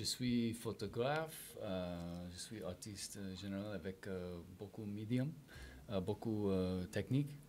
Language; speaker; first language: French; non-native, learner; English